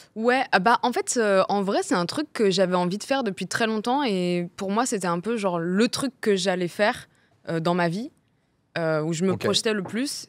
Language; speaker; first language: French; native; French